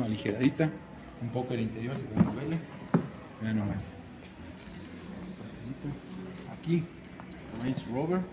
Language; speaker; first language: Spanish; native; Spanish